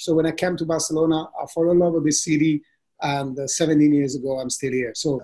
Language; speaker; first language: English; non-native, fluent; Italian